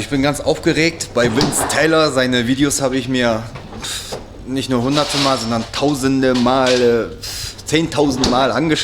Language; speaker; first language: German; native; German